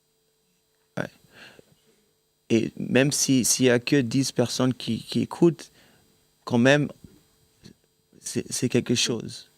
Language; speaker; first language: French; non-native, fluent; German